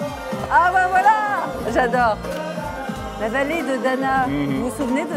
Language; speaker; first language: French; native; French